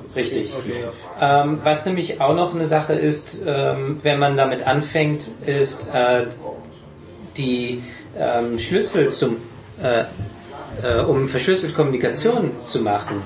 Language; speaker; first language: German; native; German